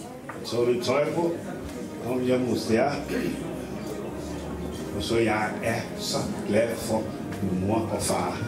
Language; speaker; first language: Danish; non-native, fluent; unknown